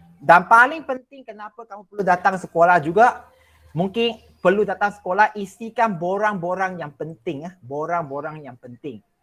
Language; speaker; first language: Malay; non-native, local second language; Chinese